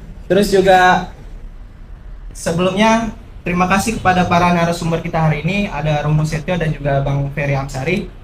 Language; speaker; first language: Indonesian; native; Indonesian